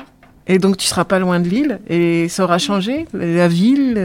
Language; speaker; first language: French; native; French